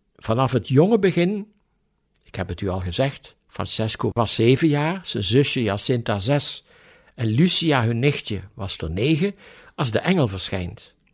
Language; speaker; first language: Dutch; native; Dutch